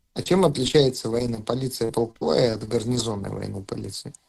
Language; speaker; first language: Russian; native; Russian